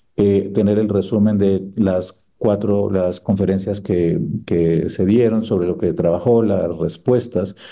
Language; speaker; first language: Spanish; native; Spanish